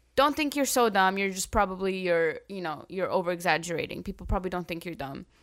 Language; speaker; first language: English; early bilingual, other home language; Arabic